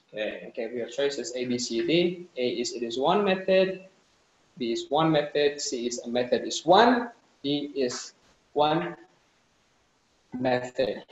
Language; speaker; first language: English; non-native, fluent; Indonesian